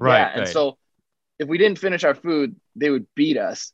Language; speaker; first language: English; non-native, fluent; Chinese